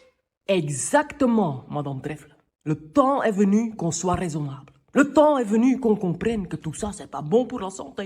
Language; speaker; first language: French; native; French